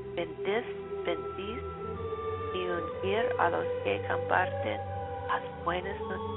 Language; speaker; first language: Spanish; non-native, learner; English